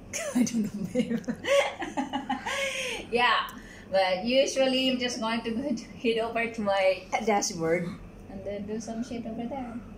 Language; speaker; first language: English; non-native, local second language; Cebuano